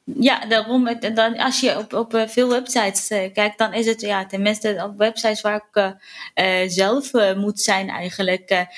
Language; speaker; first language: Dutch; non-native, fluent; Arabic